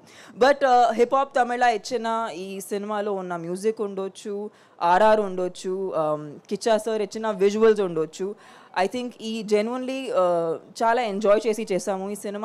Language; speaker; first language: Telugu; non-native, fluent; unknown